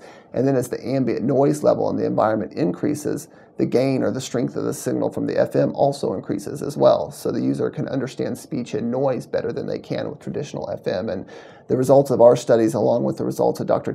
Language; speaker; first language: English; native; English